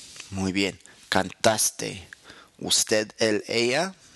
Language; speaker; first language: Spanish; non-native, fluent; English